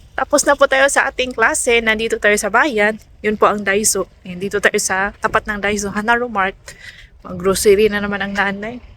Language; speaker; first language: Filipino; non-native, local second language; Cebuano